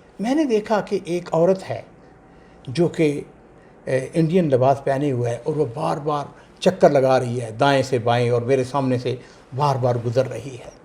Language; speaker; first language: Urdu; non-native, local second language; Punjabi